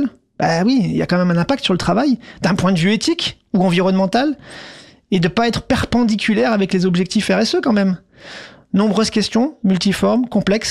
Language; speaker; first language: French; native; French